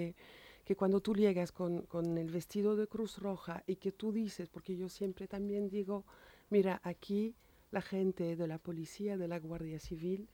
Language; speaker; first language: Spanish; non-native, fluent; French